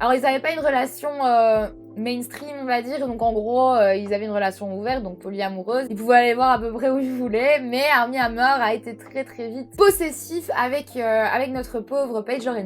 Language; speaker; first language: French; native; French